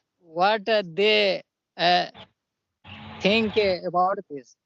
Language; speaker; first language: English; non-native, learner; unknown